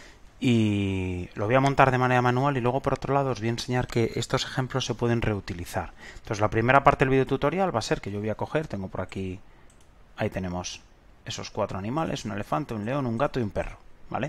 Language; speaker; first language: Spanish; native; Spanish